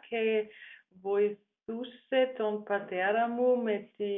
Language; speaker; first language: Greek; non-native, fluent; German